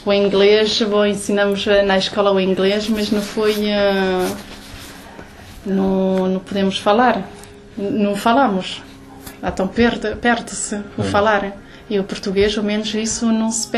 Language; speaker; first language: Portuguese; early bilingual, heritage; Portuguese